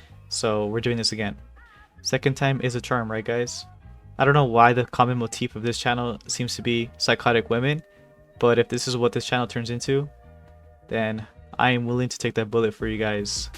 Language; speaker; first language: English; native; English